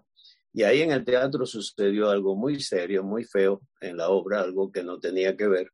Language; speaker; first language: Spanish; native; Spanish